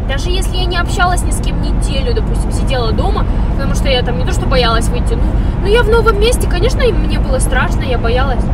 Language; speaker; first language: Russian; native; Russian